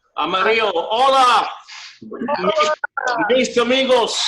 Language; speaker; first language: Spanish; non-native, learner; English